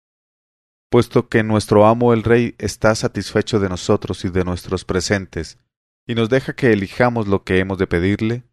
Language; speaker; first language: Spanish; native; Spanish